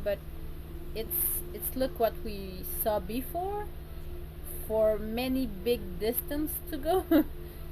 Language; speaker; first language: English; non-native, learner; French